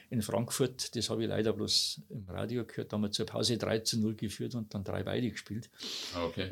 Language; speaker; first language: German; native; German